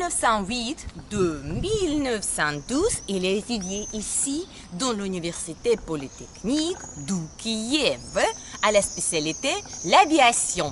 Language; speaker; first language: French; non-native, learner; Ukrainian